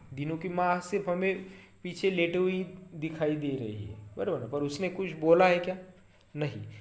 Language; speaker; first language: Hindi; non-native, local second language; Marathi